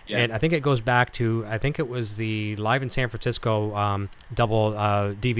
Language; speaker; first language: English; native; English